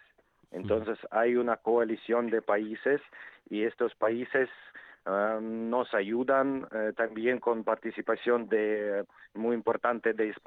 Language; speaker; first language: Spanish; non-native, fluent; Ukrainian